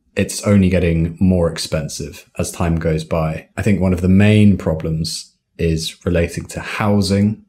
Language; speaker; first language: English; native; English